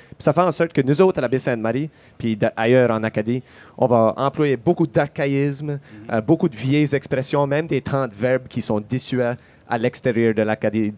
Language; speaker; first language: French; native; French